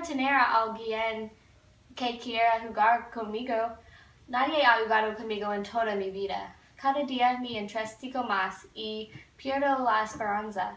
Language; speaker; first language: Spanish; non-native, learner; English